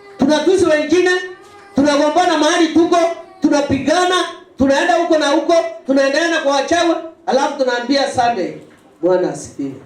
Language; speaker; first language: Swahili; non-native, local second language; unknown